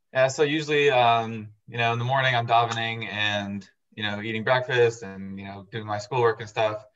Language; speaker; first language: English; native; English